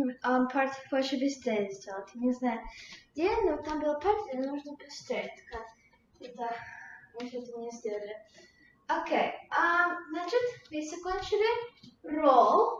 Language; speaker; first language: Russian; early bilingual, heritage; Russian